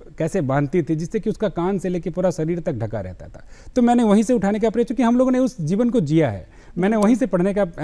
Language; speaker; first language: Hindi; native; Hindi